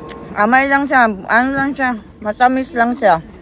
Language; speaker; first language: Filipino; native; Filipino